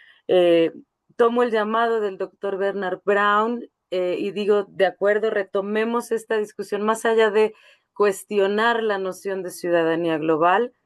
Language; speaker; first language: Spanish; native; Spanish